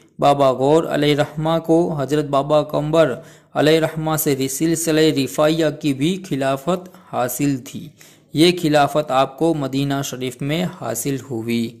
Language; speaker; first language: Urdu; non-native, local second language; Gujarati